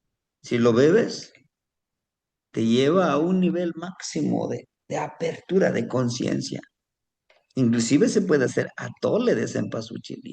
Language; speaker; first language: Spanish; native; Spanish